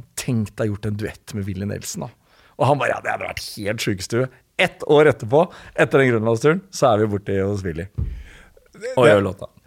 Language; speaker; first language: Norwegian; native; Norwegian